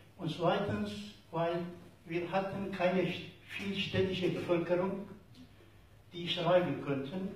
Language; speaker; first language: German; non-native, fluent; Turoyo